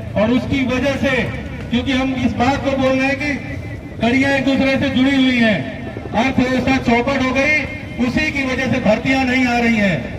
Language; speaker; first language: Hindi; native; Hindi